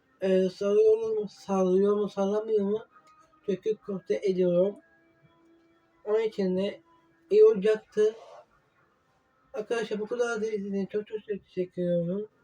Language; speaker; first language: Turkish; non-native, learner; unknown